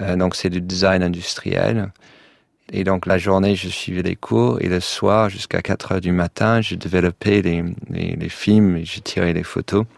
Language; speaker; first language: French; non-native, fluent; English